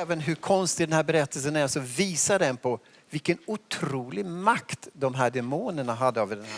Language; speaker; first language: Swedish; native; Swedish